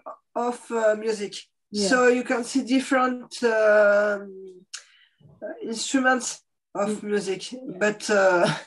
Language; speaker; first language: English; non-native, fluent; French